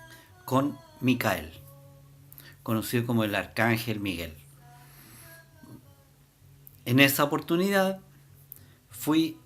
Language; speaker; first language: Spanish; native; Spanish